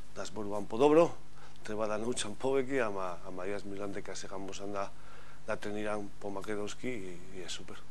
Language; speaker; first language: Macedonian; non-native, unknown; Spanish